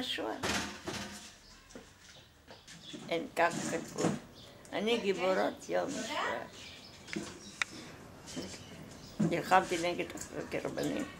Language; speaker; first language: Hebrew; early bilingual, other home language; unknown